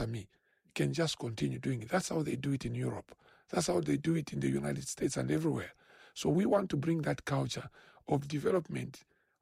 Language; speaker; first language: English; non-native, local second language; Bemba